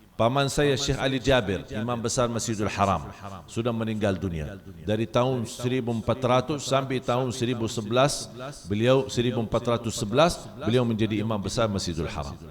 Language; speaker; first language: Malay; non-native, fluent; Arabic